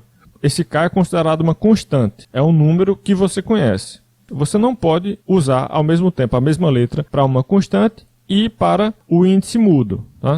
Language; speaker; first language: Portuguese; native; Portuguese